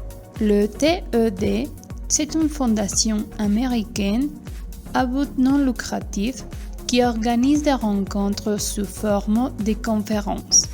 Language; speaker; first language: French; non-native, fluent; Spanish